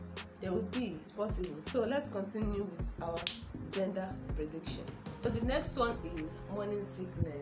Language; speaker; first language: English; non-native, local second language; Igbo